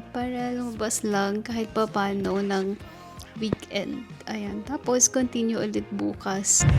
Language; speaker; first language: Filipino; native; Filipino